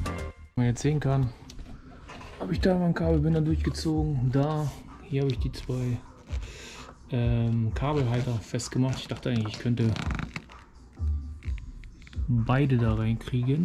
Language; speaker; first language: German; native; German